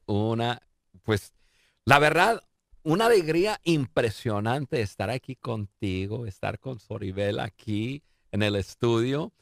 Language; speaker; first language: Spanish; non-native, fluent; English